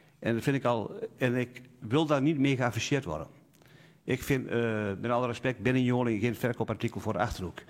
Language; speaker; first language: Dutch; native; Dutch